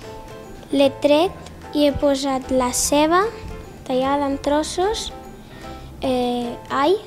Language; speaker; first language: Catalan; non-native, local second language; Spanish